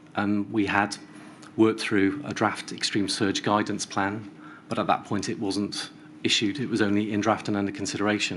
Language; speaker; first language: English; native; English